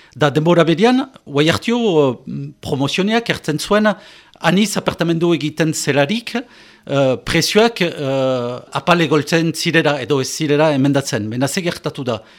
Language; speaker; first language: Basque; native; Basque